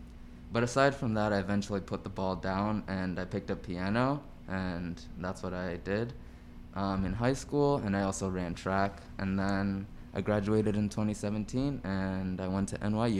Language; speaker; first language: English; native; English